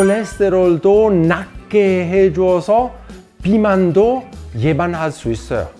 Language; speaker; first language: Korean; non-native, fluent; Italian